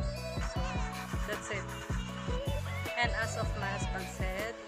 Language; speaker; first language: English; non-native, local second language; Filipino